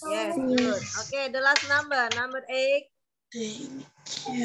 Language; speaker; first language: English; non-native, learner; Indonesian